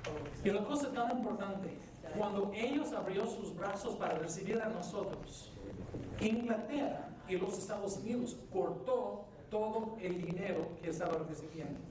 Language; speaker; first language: Spanish; non-native, fluent; English